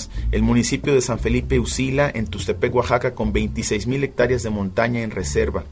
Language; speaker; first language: Spanish; native; Spanish